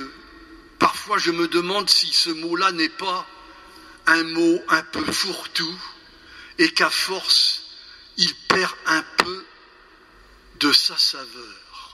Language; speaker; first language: French; native; French